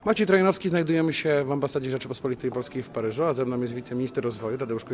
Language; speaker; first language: Polish; native; Polish